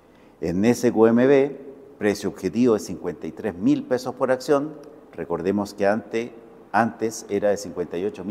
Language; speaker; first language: Spanish; native; Spanish